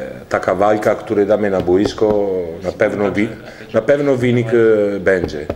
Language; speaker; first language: Polish; non-native, learner; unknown